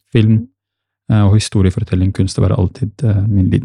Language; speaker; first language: Norwegian; early bilingual, other home language; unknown